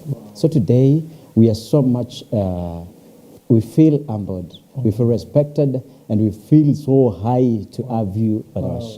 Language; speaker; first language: English; non-native, local second language; Swahili